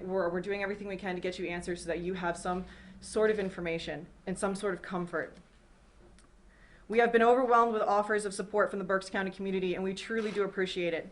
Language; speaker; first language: English; native; English